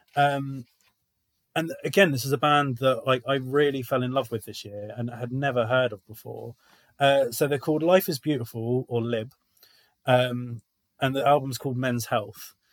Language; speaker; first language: English; native; English